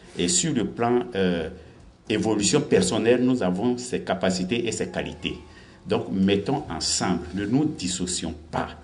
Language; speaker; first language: French; non-native, local second language; Baoulé